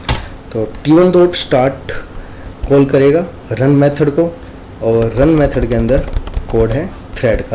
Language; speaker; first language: Hindi; native; Hindi